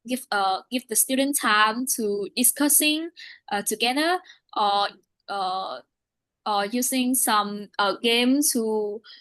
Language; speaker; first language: English; non-native, learner; Vietnamese